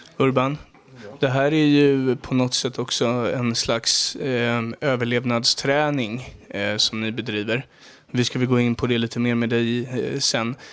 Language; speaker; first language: Swedish; native; Swedish